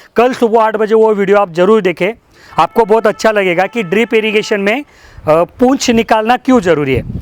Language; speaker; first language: Hindi; non-native, local second language; Marathi